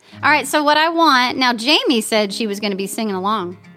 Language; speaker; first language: English; native; English